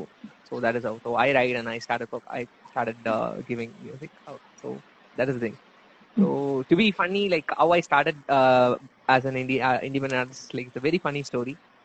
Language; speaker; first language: English; non-native, local second language; Tamil